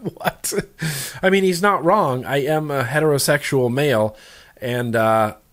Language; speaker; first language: English; native; English